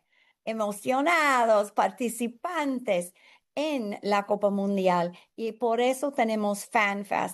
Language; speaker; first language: Spanish; non-native, learner; English